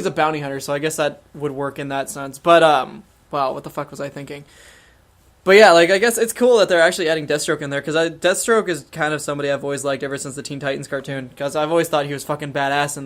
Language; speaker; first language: English; native; English